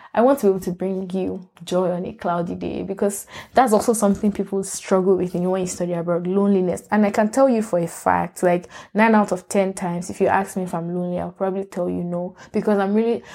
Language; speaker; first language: English; non-native, local second language; Yoruba